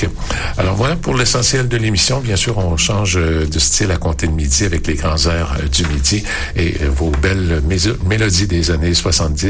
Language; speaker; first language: French; native; French